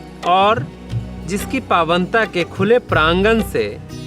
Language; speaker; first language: Hindi; native; Hindi